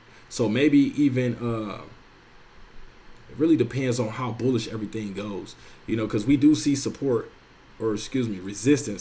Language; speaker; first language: English; native; English